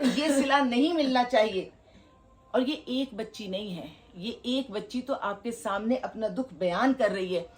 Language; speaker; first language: Urdu; native; Urdu